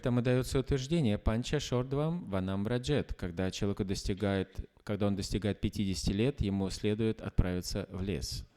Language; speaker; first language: Russian; native; Russian